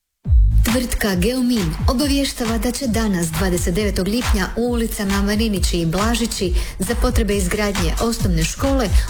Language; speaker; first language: Serbian; native; Serbian